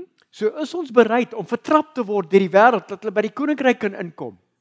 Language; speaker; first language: Afrikaans; early bilingual, heritage; Afrikaans